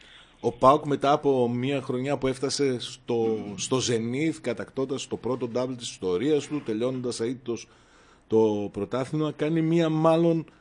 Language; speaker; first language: Greek; native; Greek